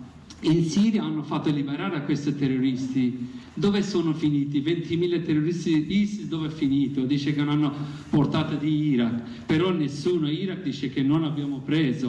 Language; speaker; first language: Italian; non-native, learner; Kurdish